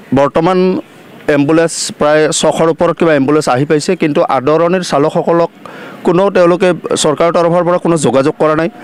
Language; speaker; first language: Assamese; native; Assamese